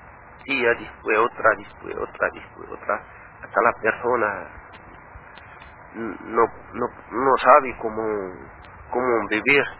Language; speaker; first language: Spanish; non-native, learner; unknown